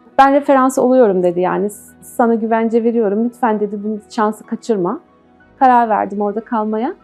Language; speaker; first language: Turkish; native; Turkish